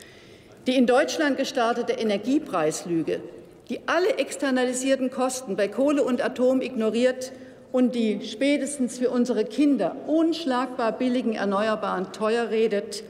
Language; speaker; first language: German; native; German